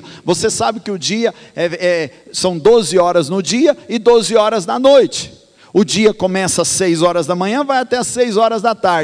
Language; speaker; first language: Portuguese; native; Portuguese